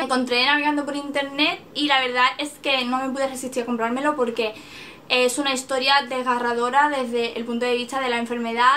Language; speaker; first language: Spanish; native; Spanish